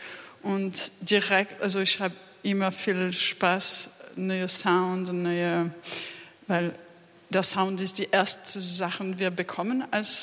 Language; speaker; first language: German; non-native, fluent; French